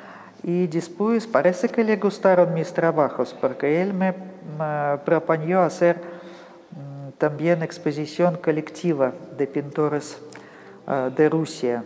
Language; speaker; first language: Spanish; non-native, fluent; Russian